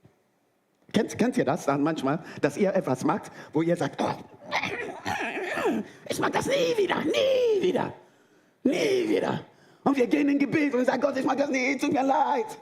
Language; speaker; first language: German; non-native, fluent; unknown